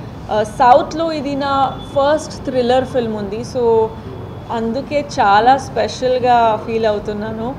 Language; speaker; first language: Telugu; non-native, fluent; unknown